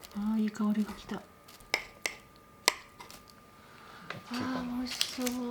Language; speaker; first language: Japanese; native; Japanese